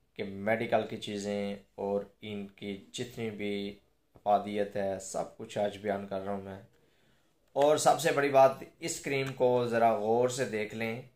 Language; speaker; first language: Urdu; non-native, local second language; Punjabi